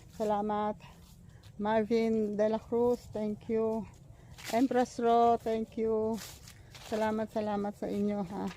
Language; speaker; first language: Filipino; native; Filipino